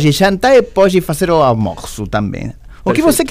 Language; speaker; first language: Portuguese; non-native, learner; Spanish